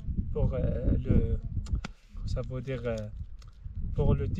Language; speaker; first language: French; non-native, learner; Arabic